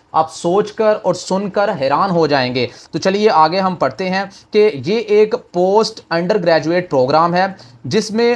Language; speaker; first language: Urdu; native; Urdu